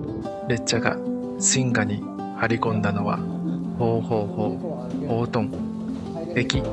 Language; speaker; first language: Japanese; native; Japanese